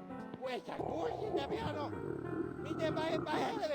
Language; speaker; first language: Finnish; native; Finnish